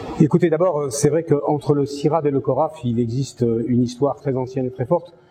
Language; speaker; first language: French; native; French